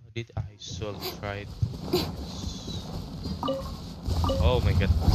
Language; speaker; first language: English; non-native, learner; Indonesian